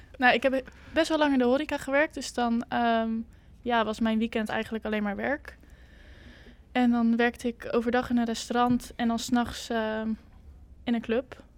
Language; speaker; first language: Dutch; native; Dutch